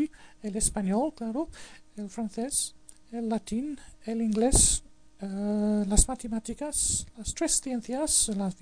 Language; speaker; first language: Spanish; non-native, fluent; English